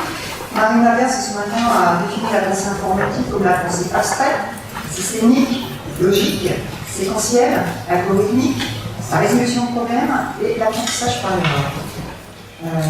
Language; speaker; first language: French; native; French